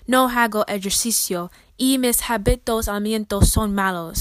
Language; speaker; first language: Spanish; non-native, learner; English